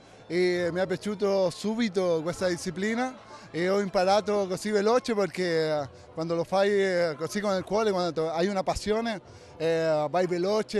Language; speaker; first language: Italian; non-native, fluent; Spanish